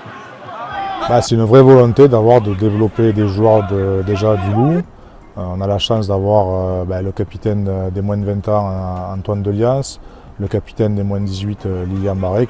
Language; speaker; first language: French; native; French